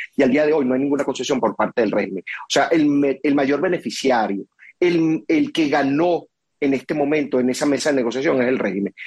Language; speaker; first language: Spanish; native; Spanish